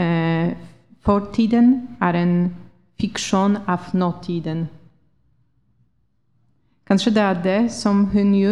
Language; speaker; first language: Norwegian; non-native, fluent; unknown